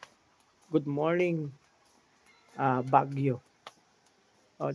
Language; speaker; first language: Filipino; non-native, local second language; Cebuano